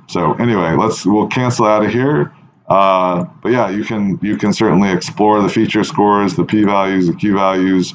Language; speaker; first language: English; native; English